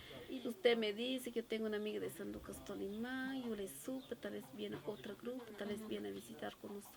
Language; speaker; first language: Spanish; non-native, local second language; Kaqchikel